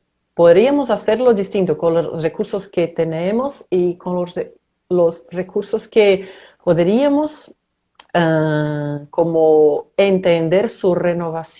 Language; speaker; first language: Spanish; non-native, fluent; Portuguese